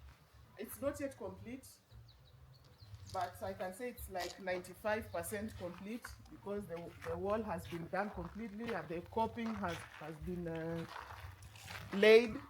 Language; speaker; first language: English; non-native, local second language; Swahili